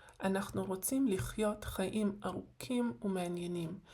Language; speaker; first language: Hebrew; non-native, fluent; Ukrainian